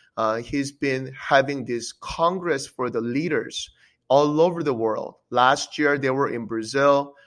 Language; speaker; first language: English; early bilingual, other home language; Korean